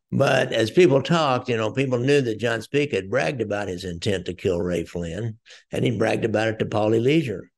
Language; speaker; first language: English; native; English